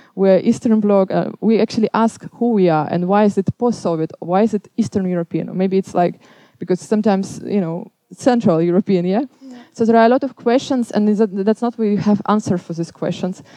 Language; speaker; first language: English; non-native, fluent; Belarusian